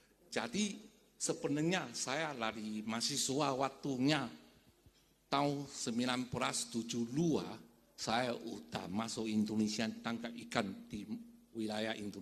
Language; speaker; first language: Indonesian; non-native, fluent; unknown